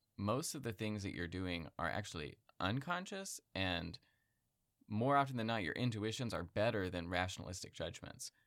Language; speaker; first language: English; native; English